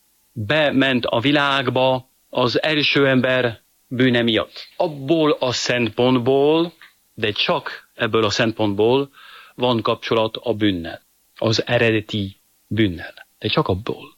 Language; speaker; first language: Hungarian; non-native, fluent; French